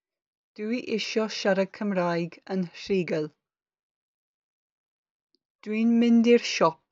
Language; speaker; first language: Welsh; non-native, learner; English